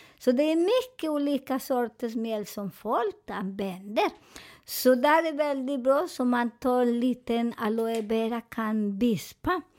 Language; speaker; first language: Swedish; non-native, fluent; Spanish